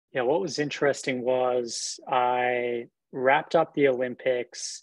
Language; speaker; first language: English; native; English